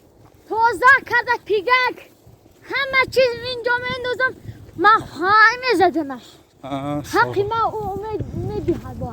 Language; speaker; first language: Persian; non-native, local second language; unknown